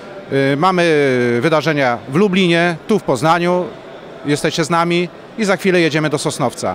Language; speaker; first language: Polish; native; Polish